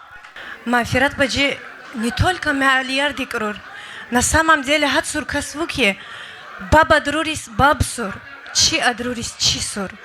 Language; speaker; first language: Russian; non-native, local second language; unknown